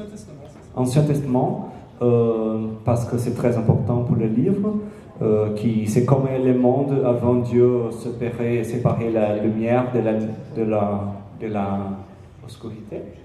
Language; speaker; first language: French; non-native, learner; Portuguese